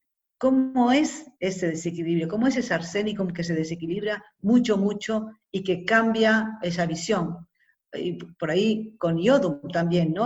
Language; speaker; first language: Spanish; native; Spanish